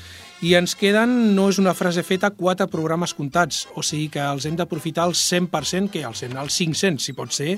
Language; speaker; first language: Catalan; native; Catalan